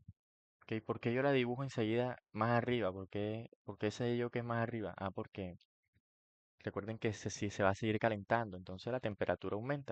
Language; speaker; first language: Spanish; native; Spanish